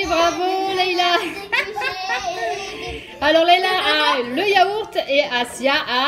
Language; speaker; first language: French; native; French